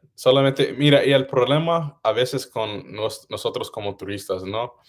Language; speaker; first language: Spanish; non-native, learner; English